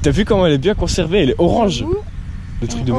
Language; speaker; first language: French; native; French